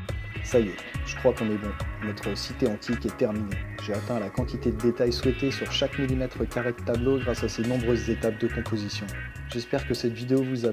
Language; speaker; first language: French; native; French